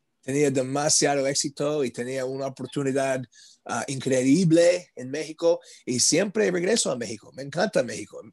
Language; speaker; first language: Spanish; non-native, learner; English